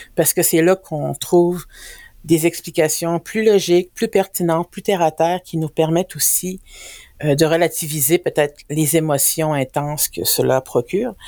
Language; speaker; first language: French; native; French